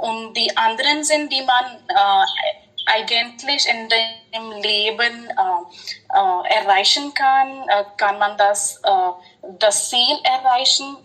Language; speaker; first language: German; non-native, fluent; Hindi